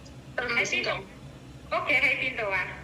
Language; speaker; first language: Cantonese; non-native, learner; Indonesian